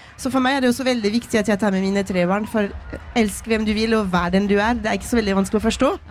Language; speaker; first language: Norwegian; non-native, fluent; French